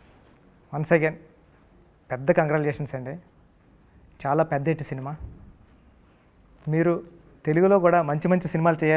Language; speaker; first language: Telugu; native; Telugu